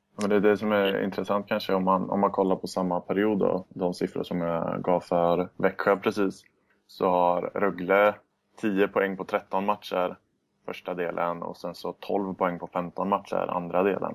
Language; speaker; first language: Swedish; native; Swedish